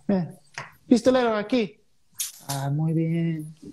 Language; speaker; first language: Spanish; non-native, learner; English